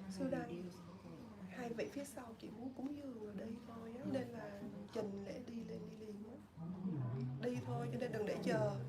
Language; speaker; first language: Vietnamese; native; Vietnamese